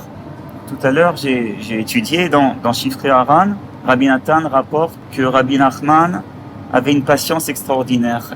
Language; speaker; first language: French; native; French